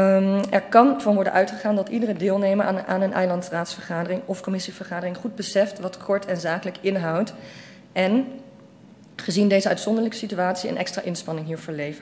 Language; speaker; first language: Dutch; native; Dutch